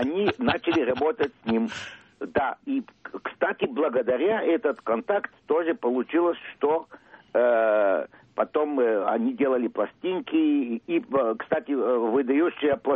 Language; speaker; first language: Russian; early bilingual, heritage; Russian